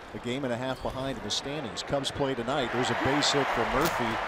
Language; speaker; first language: English; native; English